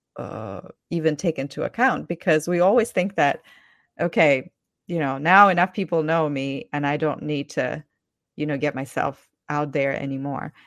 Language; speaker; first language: English; non-native, fluent; Ukrainian